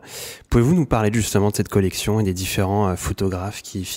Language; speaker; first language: French; native; French